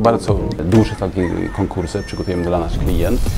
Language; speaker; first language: Polish; non-native, learner; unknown